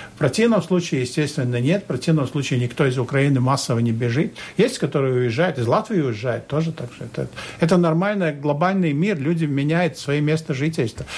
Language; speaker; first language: Russian; non-native, local second language; Latvian